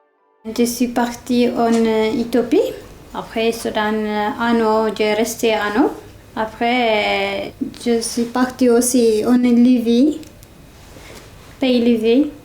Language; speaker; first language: French; non-native, learner; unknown